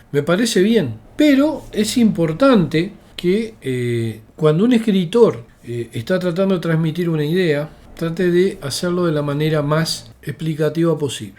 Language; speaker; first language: Spanish; native; Spanish